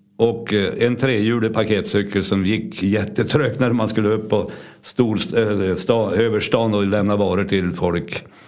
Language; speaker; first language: Swedish; native; Swedish